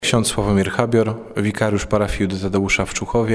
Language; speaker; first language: Polish; native; Polish